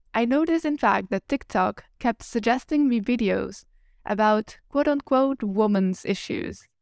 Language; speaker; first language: English; non-native, fluent; Italian